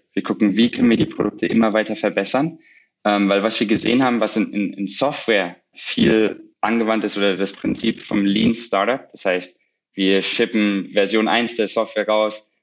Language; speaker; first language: German; native; German